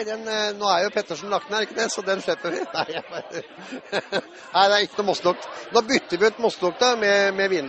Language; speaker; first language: Norwegian; native; Norwegian